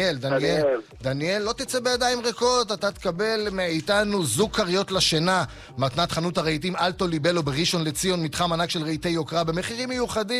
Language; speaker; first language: Hebrew; native; Hebrew